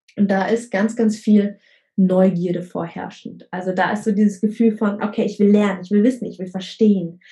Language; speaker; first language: German; early bilingual, other home language; Vietnamese